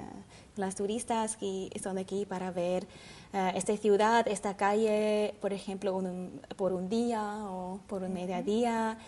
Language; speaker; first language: Spanish; non-native, learner; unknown